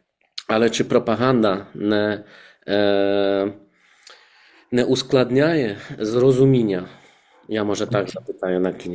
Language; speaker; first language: Ukrainian; non-native, fluent; Polish